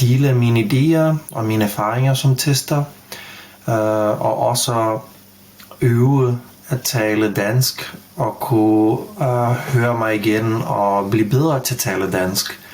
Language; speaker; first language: Danish; non-native, fluent; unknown